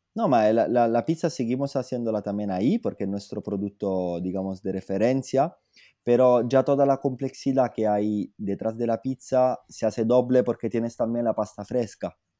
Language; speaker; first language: Spanish; non-native, fluent; Italian